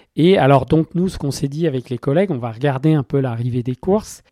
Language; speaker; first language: French; native; French